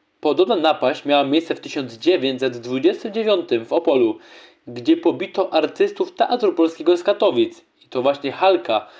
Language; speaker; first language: Polish; native; Polish